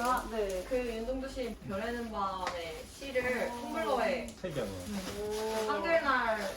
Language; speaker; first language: Korean; early bilingual, other home language; Russian